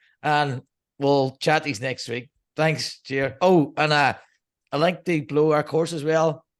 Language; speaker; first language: English; native; English